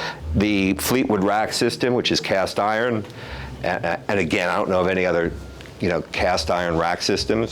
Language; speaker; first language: English; native; English